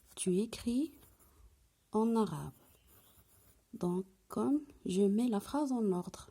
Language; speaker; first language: French; non-native, local second language; Arabic